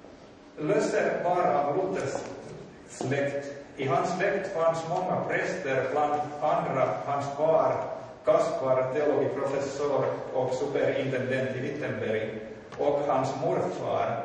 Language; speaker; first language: Swedish; non-native, local second language; Finnish